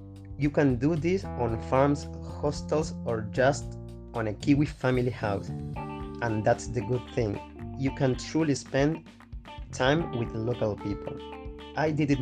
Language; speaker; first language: English; non-native, fluent; Spanish